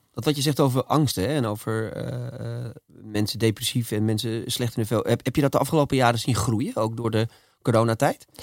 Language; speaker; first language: Dutch; native; Dutch